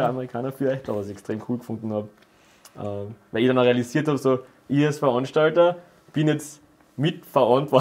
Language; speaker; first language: German; native; German